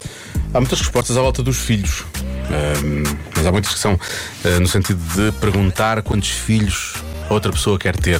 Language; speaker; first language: Portuguese; native; Portuguese